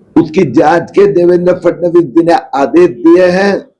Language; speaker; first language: Hindi; non-native, local second language; Marathi